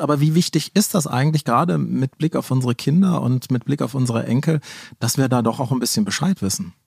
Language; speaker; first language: German; native; German